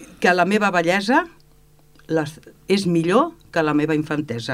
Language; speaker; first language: Catalan; native; Catalan